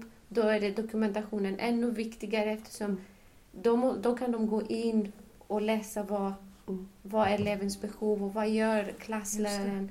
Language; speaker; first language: Swedish; non-native, fluent; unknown